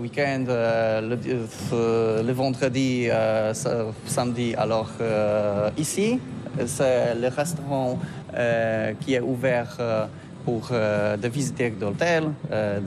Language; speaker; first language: French; non-native, learner; Polish